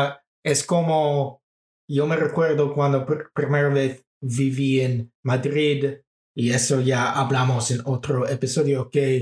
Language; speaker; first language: Spanish; non-native, fluent; English